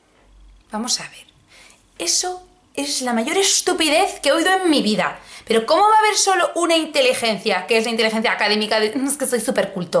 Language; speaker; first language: Spanish; native; Spanish